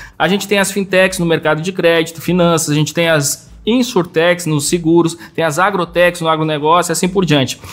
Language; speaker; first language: Portuguese; native; Portuguese